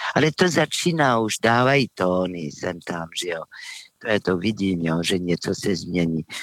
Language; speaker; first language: Czech; non-native, fluent; French